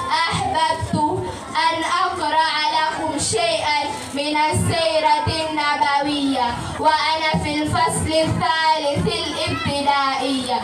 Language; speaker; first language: Arabic; non-native, learner; Swahili